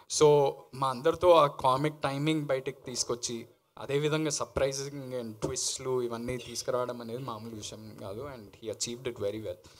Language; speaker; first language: Telugu; native; Telugu